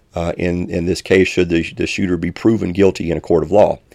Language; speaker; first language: English; native; English